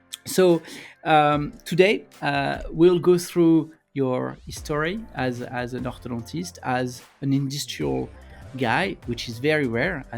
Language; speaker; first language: English; non-native, fluent; French